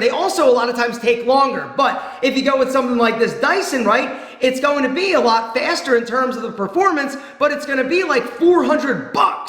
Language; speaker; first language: English; native; English